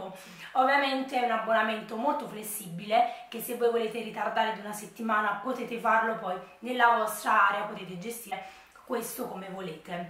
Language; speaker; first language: Italian; native; Italian